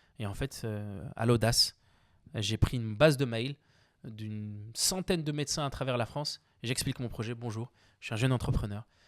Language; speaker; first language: French; early bilingual, other home language; Arabic